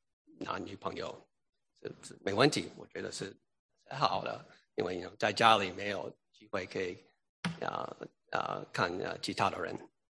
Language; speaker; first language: Chinese; early bilingual, heritage; English